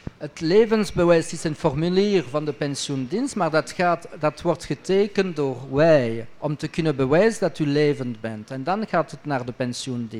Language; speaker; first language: Dutch; non-native, local second language; French